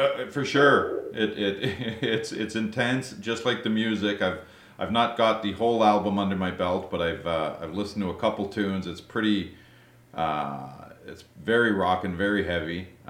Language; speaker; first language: English; early bilingual, other home language; French